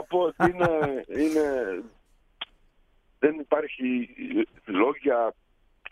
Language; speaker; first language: Greek; early bilingual, heritage; Greek